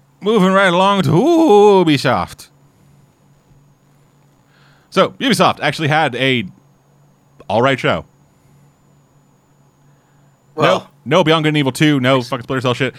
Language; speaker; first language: English; native; English